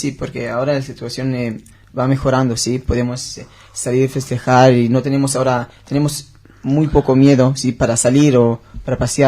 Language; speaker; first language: Spanish; non-native, learner; Hebrew